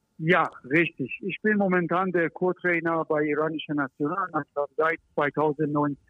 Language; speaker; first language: German; non-native, learner; Persian